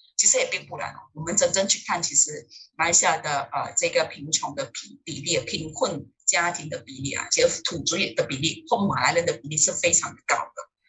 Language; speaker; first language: Chinese; native; Chinese